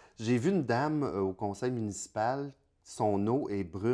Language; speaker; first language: French; native; French